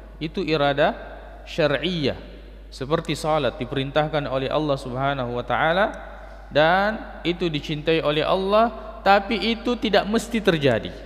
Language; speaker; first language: Malay; non-native, local second language; Buginese